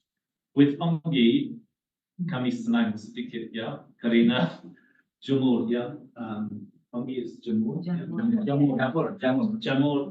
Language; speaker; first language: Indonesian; non-native, learner; English